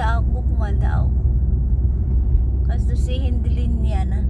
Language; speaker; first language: German; non-native, learner; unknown